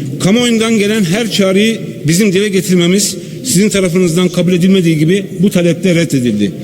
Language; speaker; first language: Turkish; native; Turkish